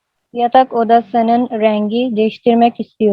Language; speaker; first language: Turkish; non-native, learner; Urdu